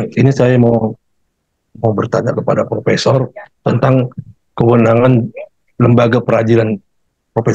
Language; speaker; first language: Indonesian; native; Indonesian